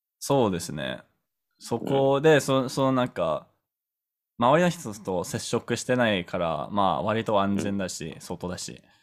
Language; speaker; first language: Japanese; non-native, fluent; English